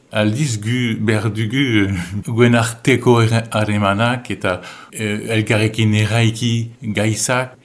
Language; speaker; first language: Basque; native; Basque